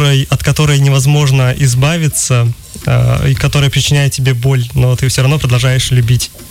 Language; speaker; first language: Russian; native; Russian